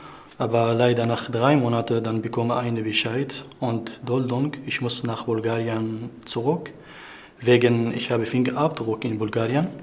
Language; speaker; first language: German; non-native, learner; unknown